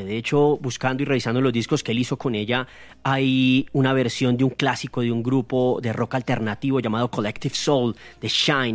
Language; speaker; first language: Spanish; native; Spanish